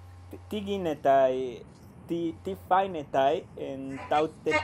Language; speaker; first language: Greek; non-native, fluent; Spanish